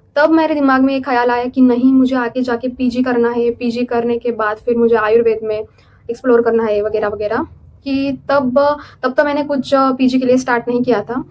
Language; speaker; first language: Hindi; non-native, local second language; Marathi